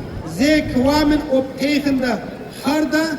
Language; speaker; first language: Dutch; non-native, local second language; Uyghur